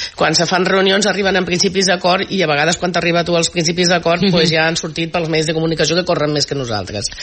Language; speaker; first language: Catalan; non-native, local second language; Spanish